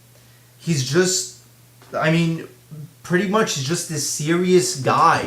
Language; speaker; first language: English; native; English